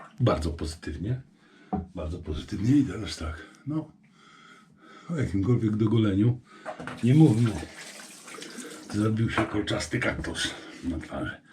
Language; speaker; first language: Polish; native; Polish